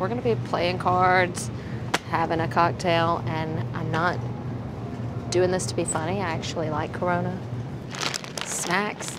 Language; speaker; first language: English; native; English